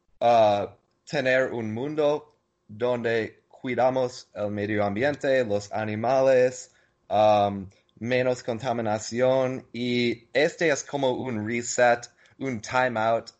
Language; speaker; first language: Spanish; non-native, learner; English